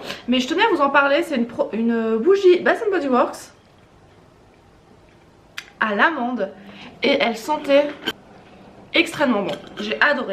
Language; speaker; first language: French; native; French